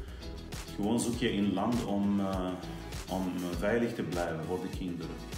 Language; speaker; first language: Dutch; non-native, learner; Arabic